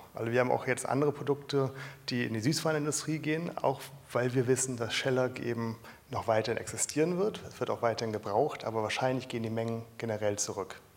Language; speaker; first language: German; native; German